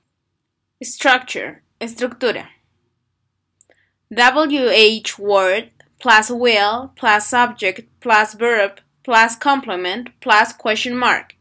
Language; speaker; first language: English; non-native, fluent; Spanish